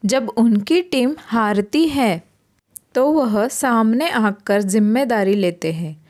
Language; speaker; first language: Hindi; non-native, local second language; Marathi